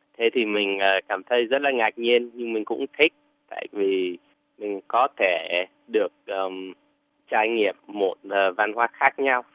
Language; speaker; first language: Vietnamese; non-native, fluent; English